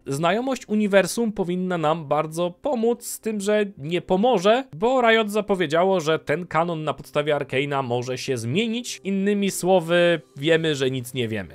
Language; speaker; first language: Polish; native; Polish